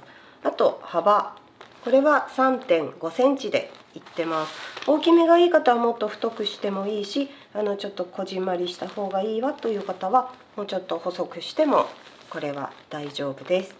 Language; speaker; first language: Japanese; native; Japanese